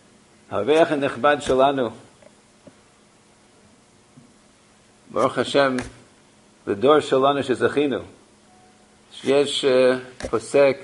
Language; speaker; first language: Hebrew; non-native, fluent; English